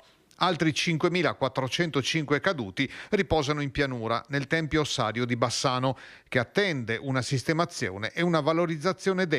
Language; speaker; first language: Italian; native; Italian